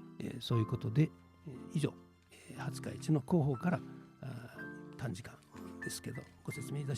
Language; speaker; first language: Japanese; native; Japanese